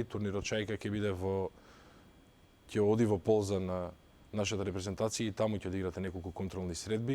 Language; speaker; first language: Macedonian; native; Macedonian